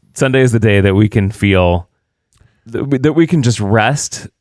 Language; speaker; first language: English; native; English